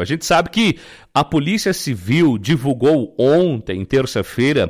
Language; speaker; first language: Portuguese; native; Portuguese